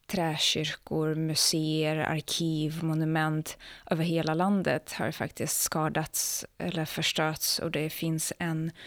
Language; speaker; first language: Swedish; non-native, fluent; Ukrainian